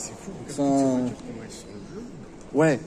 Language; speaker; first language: French; native; French